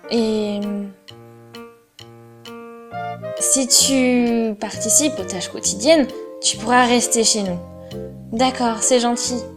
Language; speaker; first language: French; non-native, fluent; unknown